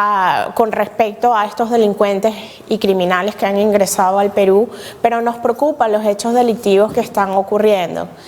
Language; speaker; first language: Spanish; native; Spanish